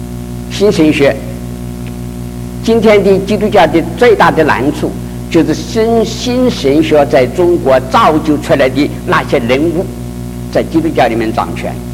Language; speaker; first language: Chinese; native; Chinese